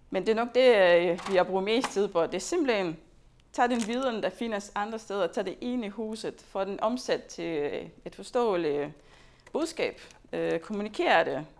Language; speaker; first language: Danish; non-native, fluent; Lithuanian